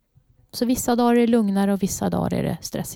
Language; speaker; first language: Swedish; non-native, fluent; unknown